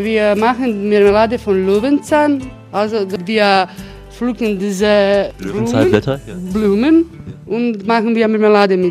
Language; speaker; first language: German; non-native, learner; Croatian